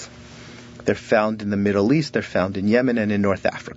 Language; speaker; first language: English; native; English